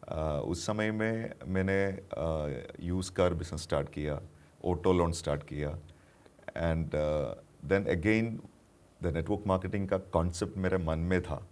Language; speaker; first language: Hindi; non-native, local second language; Malayalam